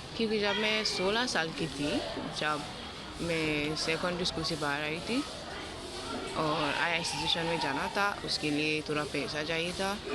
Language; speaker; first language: Hindi; non-native, fluent; Yoruba